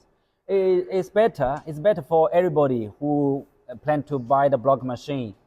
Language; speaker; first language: English; non-native, learner; Chinese